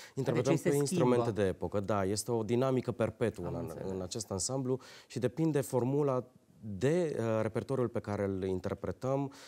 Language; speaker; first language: Romanian; native; Romanian